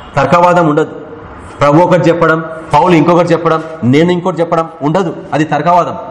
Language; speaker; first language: Telugu; native; Telugu